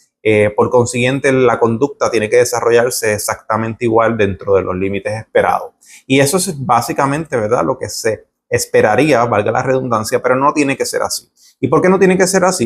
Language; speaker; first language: Spanish; native; Spanish